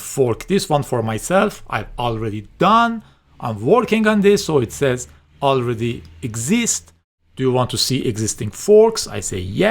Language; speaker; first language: English; non-native, fluent; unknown